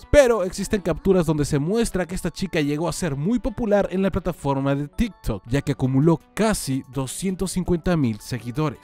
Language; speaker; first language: Spanish; native; Spanish